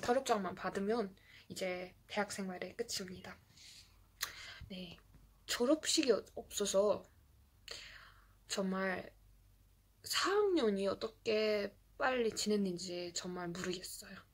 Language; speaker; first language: Korean; non-native, fluent; Azerbaijani